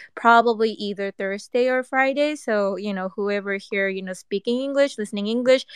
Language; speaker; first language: English; non-native, fluent; Japanese